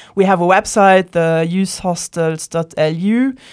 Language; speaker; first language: English; non-native, fluent; Luxembourgish